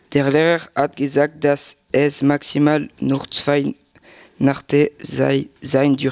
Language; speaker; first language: German; non-native, learner; French